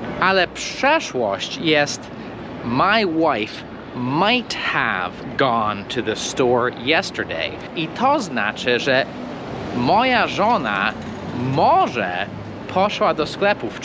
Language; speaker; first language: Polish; non-native, fluent; English